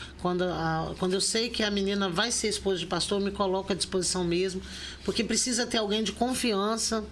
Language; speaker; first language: Portuguese; native; Portuguese